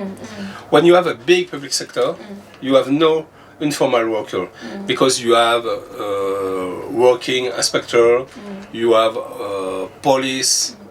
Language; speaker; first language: English; non-native, learner; French